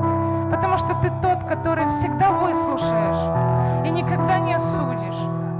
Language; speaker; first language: Russian; native; Russian